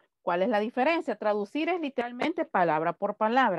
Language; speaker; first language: Spanish; native; Spanish